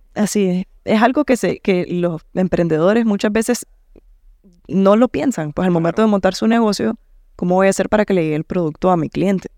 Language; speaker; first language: Spanish; native; Spanish